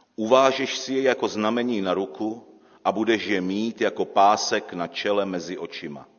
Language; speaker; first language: Czech; native; Czech